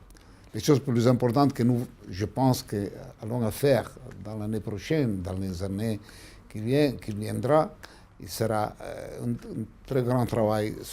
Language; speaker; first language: French; non-native, fluent; Italian